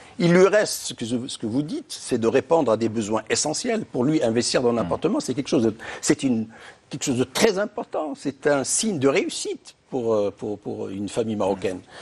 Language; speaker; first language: French; non-native, local second language; Arabic